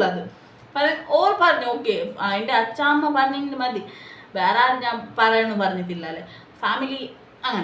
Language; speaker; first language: Malayalam; non-native, local second language; Tulu